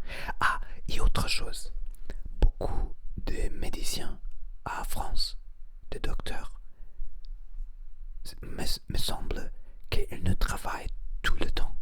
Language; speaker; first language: French; non-native, learner; Spanish